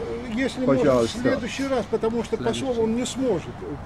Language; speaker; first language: Russian; native; Russian